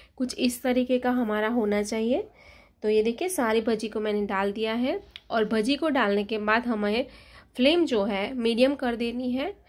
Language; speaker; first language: Hindi; non-native, local second language; Gujarati